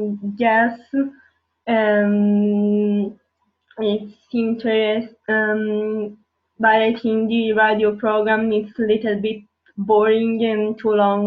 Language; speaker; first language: English; non-native, learner; Italian